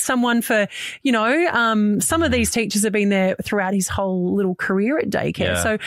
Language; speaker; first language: English; native; English